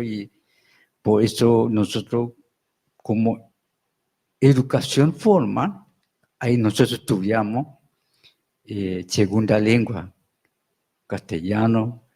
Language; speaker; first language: Spanish; non-native, local second language; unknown